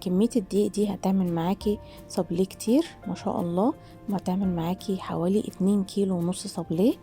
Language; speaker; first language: Arabic; native; Arabic